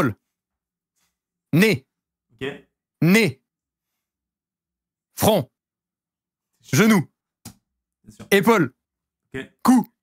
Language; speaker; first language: French; native; French